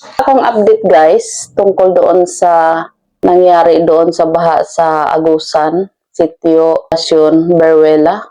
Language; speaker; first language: Filipino; non-native, local second language; Cebuano